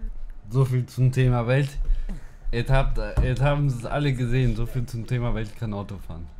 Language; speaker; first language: German; native; German